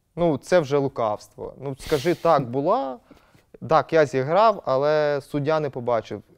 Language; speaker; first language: Ukrainian; native; Ukrainian